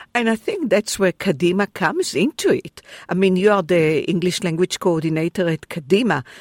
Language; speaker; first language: English; non-native, fluent; Hebrew